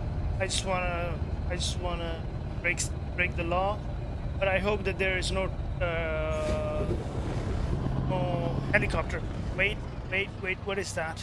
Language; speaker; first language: English; non-native, local second language; Pashto